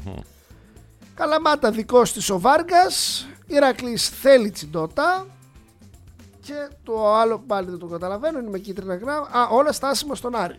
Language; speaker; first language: Greek; native; Greek